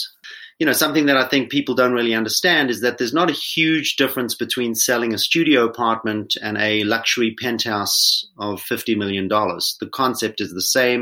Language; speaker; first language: English; native; English